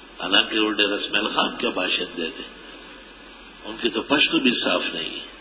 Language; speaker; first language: Urdu; non-native, local second language; Pashto